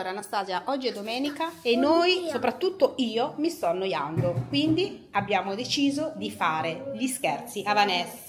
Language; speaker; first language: Italian; native; Italian